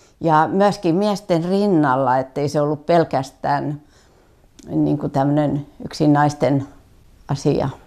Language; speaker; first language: Finnish; native; Finnish